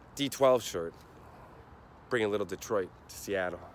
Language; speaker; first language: English; native; English